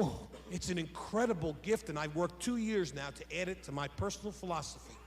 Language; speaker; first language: English; native; English